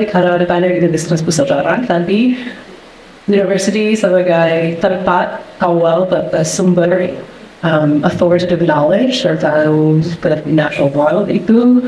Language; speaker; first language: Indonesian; non-native, fluent; English